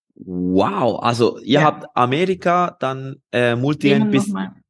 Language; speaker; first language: German; non-native, fluent; Spanish